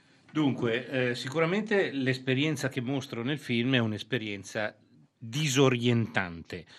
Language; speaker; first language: Italian; native; Italian